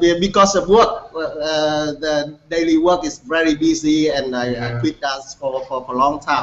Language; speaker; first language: English; non-native, learner; Vietnamese